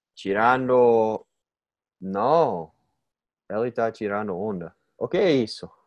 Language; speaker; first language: Portuguese; non-native, learner; English